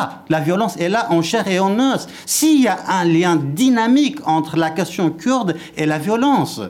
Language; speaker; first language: French; non-native, fluent; Kurdish